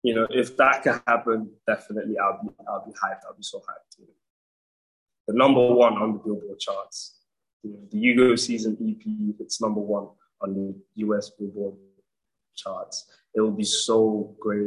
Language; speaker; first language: English; non-native, local second language; Igbo